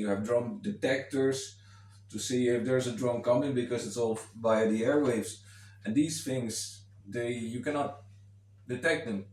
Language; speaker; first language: English; non-native, fluent; Dutch